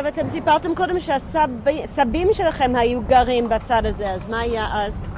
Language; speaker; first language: Hebrew; native; Hebrew